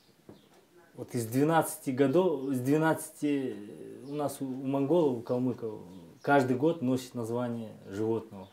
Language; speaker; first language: Russian; non-native, local second language; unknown